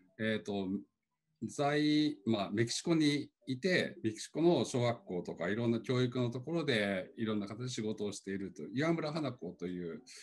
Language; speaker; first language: Japanese; native; Japanese